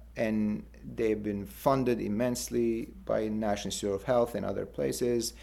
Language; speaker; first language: English; non-native, fluent; Turkish